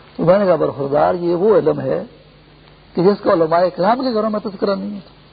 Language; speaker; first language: Urdu; non-native, local second language; Pashto